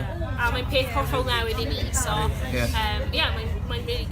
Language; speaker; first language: Welsh; non-native, local second language; English